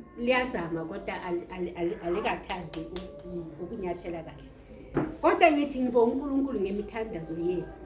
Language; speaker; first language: Zulu; native; Zulu